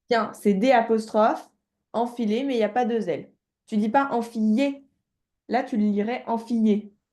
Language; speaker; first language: French; native; French